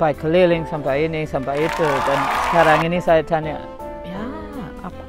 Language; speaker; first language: Indonesian; non-native, fluent; English